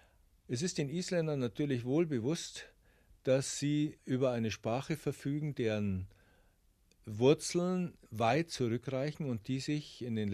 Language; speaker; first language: German; native; German